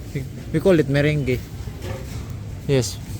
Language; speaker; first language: English; non-native, learner; Filipino